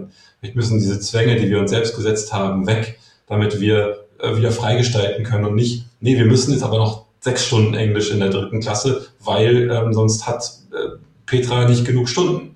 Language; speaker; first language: German; native; German